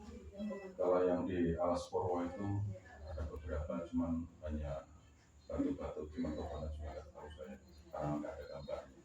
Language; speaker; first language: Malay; non-native, local second language; Javanese